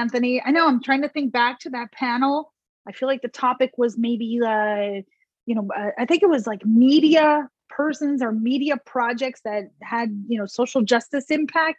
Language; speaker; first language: English; native; English